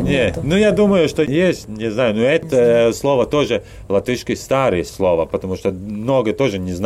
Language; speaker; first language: Russian; non-native, learner; Latvian